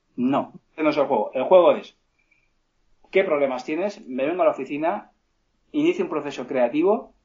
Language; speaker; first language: Spanish; native; Spanish